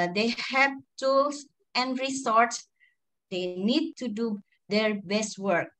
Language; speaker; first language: English; non-native, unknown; Indonesian